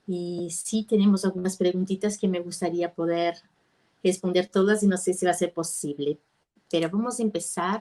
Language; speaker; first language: Spanish; non-native, fluent; Portuguese